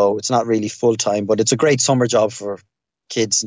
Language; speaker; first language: English; native; English